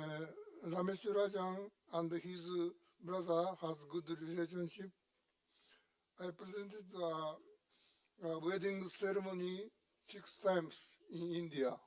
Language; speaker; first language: English; non-native, learner; Japanese